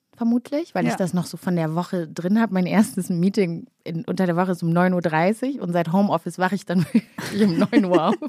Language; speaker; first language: German; early bilingual, other home language; Kinyarwanda